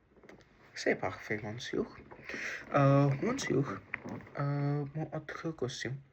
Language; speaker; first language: French; non-native, learner; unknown